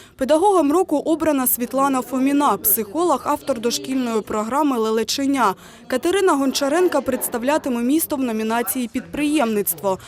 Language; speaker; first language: Ukrainian; native; Ukrainian